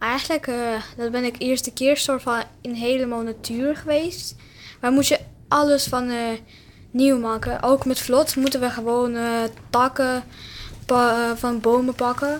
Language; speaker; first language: Dutch; non-native, learner; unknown